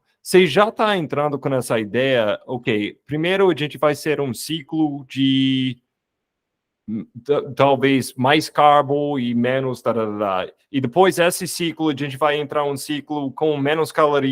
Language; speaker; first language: Portuguese; non-native, fluent; English